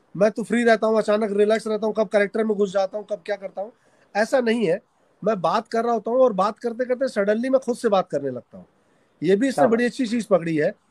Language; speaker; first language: Hindi; native; Hindi